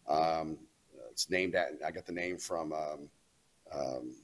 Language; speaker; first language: English; native; English